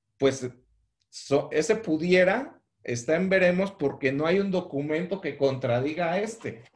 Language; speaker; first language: Spanish; native; Spanish